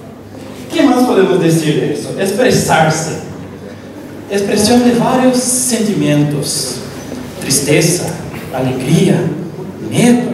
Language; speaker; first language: Spanish; non-native, local second language; Portuguese